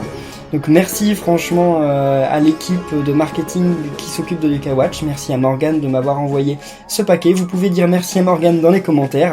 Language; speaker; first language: French; native; French